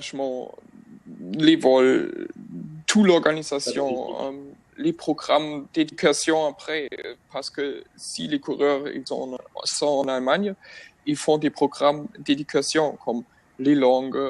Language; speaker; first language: French; non-native, fluent; German